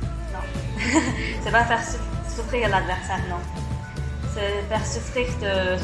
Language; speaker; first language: French; non-native, fluent; Chinese